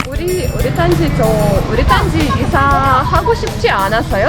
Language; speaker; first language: Korean; non-native, learner; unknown